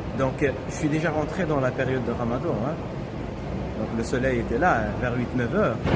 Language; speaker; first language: French; non-native, local second language; Kabyle